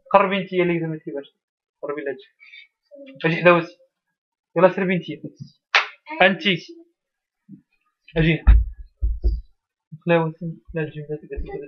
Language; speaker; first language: Arabic; native; Arabic